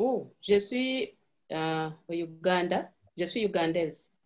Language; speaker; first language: French; non-native, learner; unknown